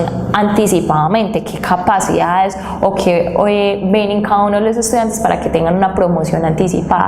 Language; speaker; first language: Spanish; native; Spanish